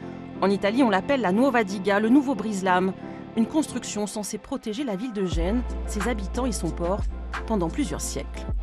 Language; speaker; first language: French; native; French